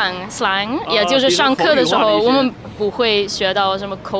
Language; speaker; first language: Chinese; non-native, fluent; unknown